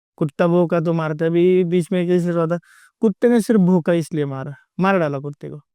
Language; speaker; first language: Hindi; non-native, local second language; Marathi